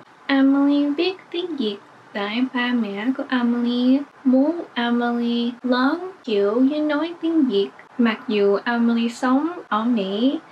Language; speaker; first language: Vietnamese; early bilingual, heritage; English